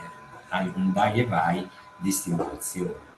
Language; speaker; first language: Italian; native; Italian